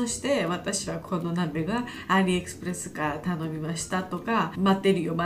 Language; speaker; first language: Japanese; non-native, learner; Georgian